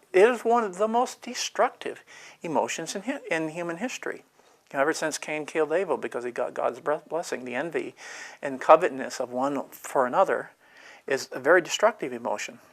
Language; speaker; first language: English; native; English